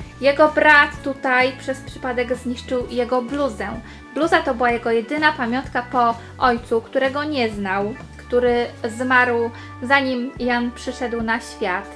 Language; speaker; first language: Polish; native; Polish